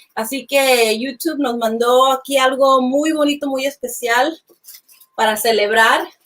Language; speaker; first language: Spanish; early bilingual, heritage; Spanish